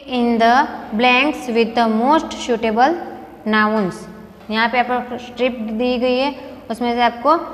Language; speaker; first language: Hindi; non-native, local second language; Gujarati